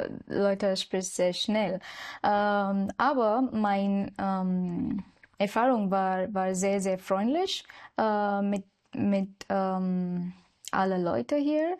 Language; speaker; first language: German; non-native, learner; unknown